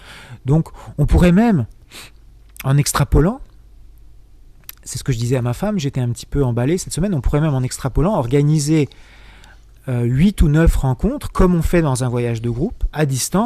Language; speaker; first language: French; native; French